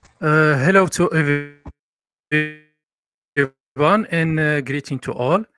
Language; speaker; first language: English; non-native, fluent; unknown